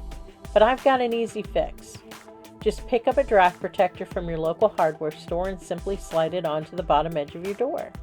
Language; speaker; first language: English; native; English